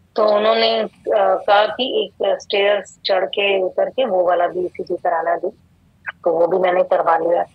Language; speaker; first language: Hindi; native; Hindi